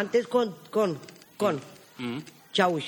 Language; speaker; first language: Spanish; non-native, learner; Romany